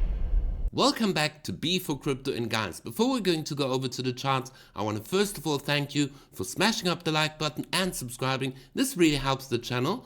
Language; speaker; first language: English; non-native, fluent; German